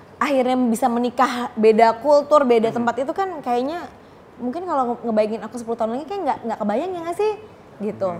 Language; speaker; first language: Indonesian; native; Indonesian